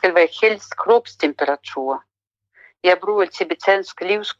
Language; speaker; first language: Danish; non-native, fluent; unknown